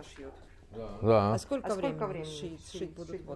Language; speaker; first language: Russian; native; Russian